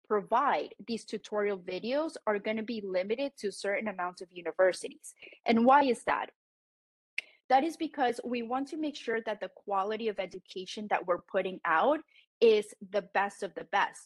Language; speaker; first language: English; non-native, fluent; Spanish